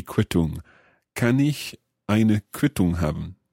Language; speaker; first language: German; non-native, learner; English